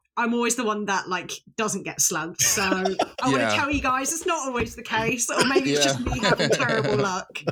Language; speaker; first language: English; native; English